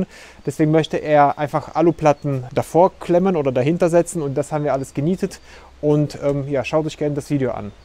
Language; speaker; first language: German; native; German